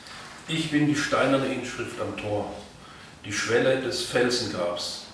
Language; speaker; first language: German; native; German